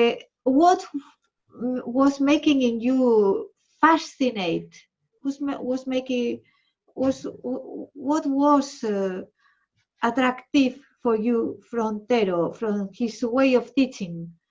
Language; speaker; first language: English; non-native, learner; Spanish